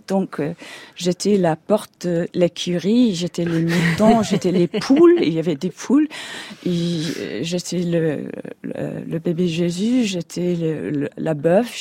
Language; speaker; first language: French; non-native, fluent; English